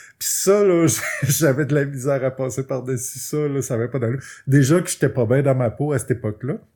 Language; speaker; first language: French; native; French